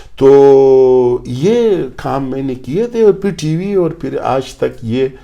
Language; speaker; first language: Urdu; non-native, local second language; Pashto